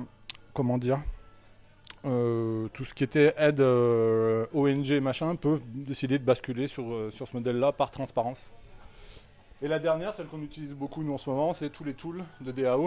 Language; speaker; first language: French; native; French